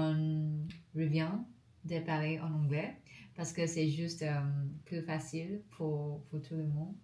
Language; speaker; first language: French; non-native, learner; English